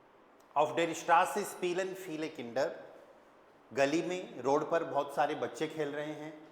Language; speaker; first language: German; non-native, fluent; Hindi